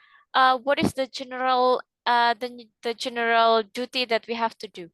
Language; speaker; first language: English; non-native, fluent; Indonesian